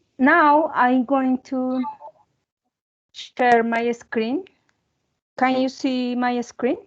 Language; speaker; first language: English; non-native, learner; Spanish